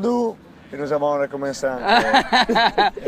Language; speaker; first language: French; non-native, learner; Italian